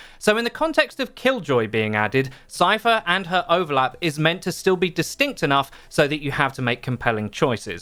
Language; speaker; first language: English; native; English